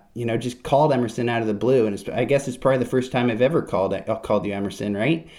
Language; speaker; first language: English; native; English